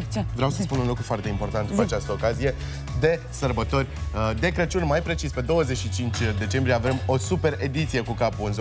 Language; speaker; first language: Romanian; native; Romanian